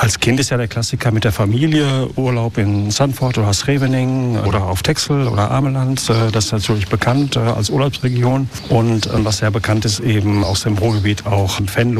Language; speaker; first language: German; native; German